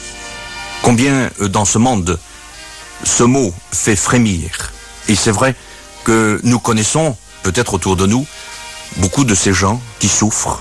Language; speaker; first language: French; native; French